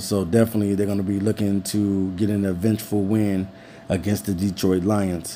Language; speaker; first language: English; native; English